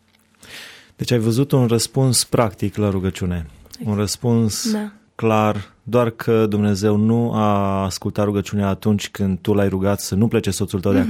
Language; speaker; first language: Romanian; native; Romanian